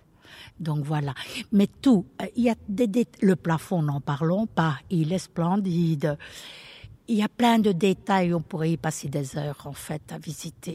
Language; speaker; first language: French; early bilingual, other home language; Italian